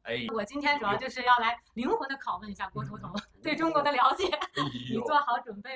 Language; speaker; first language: Chinese; native; Chinese